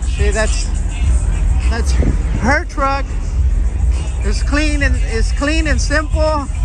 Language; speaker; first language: English; early bilingual, other home language; Spanish